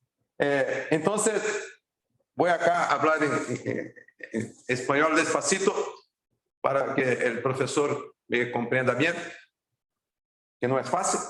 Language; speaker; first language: Spanish; non-native, fluent; Portuguese